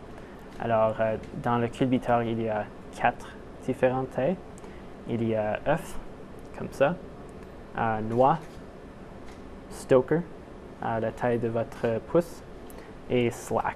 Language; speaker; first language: French; non-native, local second language; English